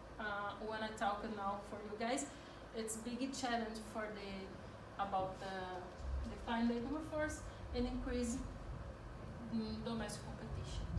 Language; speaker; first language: English; non-native, learner; Portuguese